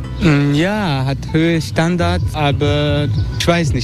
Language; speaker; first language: German; non-native, learner; Turkish